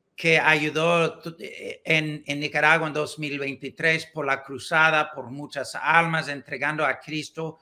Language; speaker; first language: Spanish; non-native, learner; English